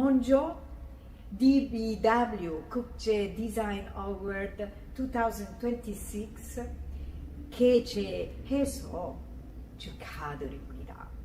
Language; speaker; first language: Korean; non-native, learner; Italian